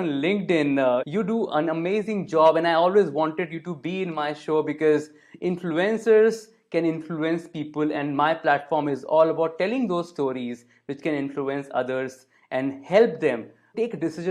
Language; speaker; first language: English; non-native, local second language; Hindi